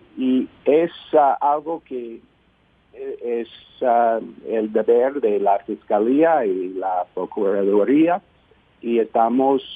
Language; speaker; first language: Spanish; non-native, fluent; English